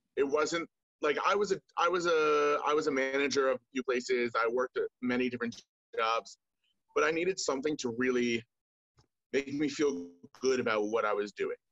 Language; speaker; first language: English; native; English